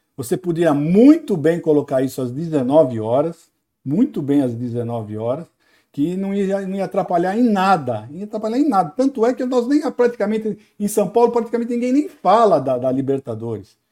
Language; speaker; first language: Portuguese; native; Portuguese